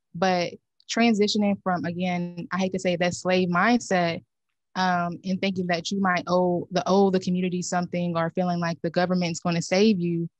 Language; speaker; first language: English; native; English